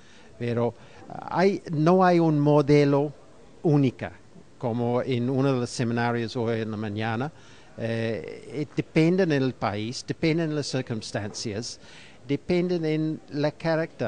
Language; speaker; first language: Spanish; non-native, fluent; English